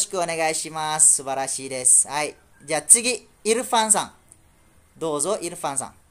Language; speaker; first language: Japanese; non-native, fluent; Malay